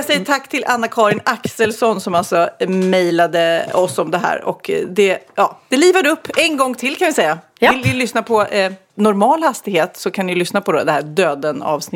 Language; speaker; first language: Swedish; native; Swedish